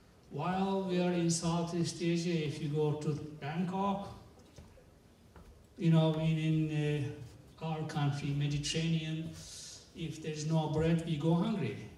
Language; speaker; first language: English; non-native, fluent; Turkish